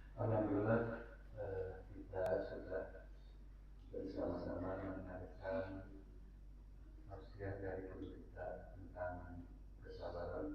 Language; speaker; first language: Indonesian; native; Indonesian